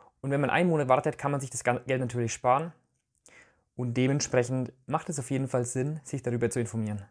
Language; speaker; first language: German; native; German